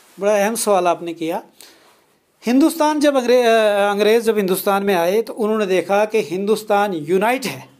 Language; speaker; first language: Hindi; non-native, local second language; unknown